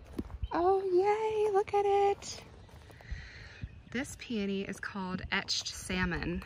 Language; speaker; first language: English; native; English